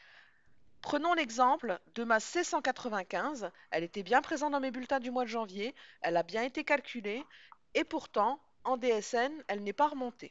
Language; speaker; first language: French; native; French